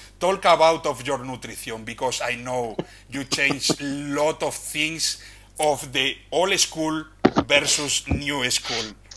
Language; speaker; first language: English; non-native, learner; Spanish